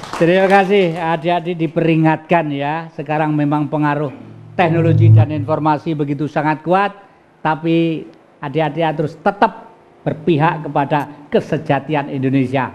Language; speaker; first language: Indonesian; non-native, local second language; Javanese